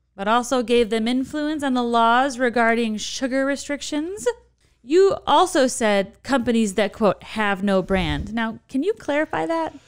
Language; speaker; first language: English; native; English